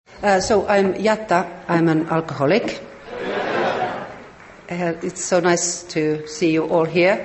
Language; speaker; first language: English; non-native, fluent; Finnish